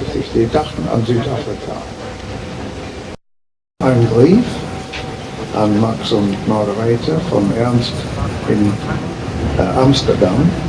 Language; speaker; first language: German; early bilingual, heritage; German